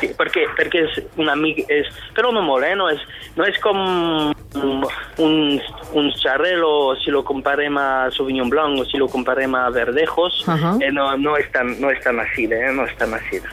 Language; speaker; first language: Catalan; non-native, fluent; French